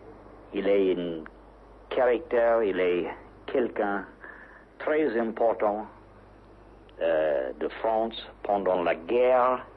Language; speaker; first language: French; non-native, learner; English